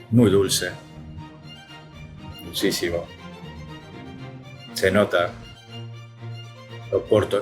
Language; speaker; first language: Spanish; native; Spanish